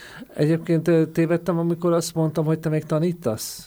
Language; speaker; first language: Hungarian; native; Hungarian